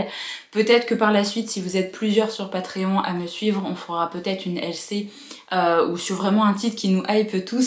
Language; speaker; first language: French; native; French